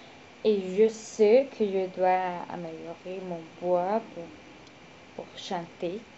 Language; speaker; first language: French; non-native, learner; Spanish